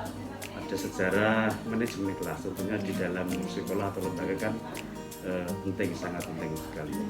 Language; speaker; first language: Indonesian; native; Indonesian